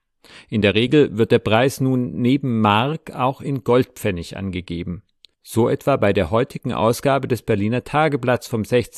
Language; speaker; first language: German; native; German